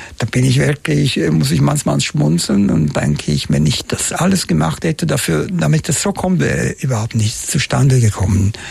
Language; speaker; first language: German; non-native, fluent; Italian